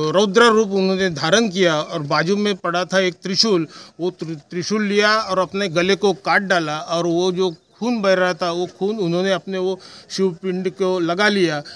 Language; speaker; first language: Hindi; non-native, local second language; Marathi